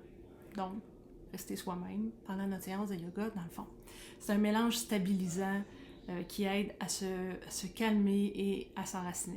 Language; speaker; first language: French; native; French